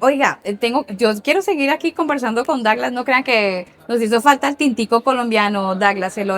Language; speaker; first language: Spanish; native; Spanish